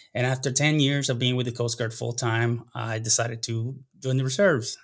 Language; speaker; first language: English; non-native, fluent; Spanish